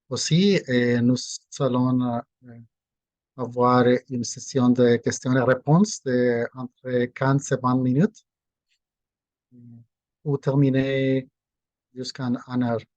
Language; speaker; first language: French; non-native, fluent; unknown